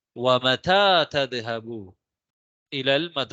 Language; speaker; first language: Arabic; non-native, fluent; Tamil